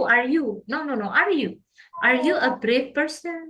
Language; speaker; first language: English; non-native, learner; Indonesian